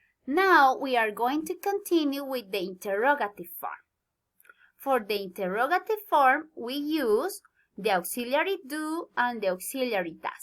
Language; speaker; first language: English; non-native, learner; Spanish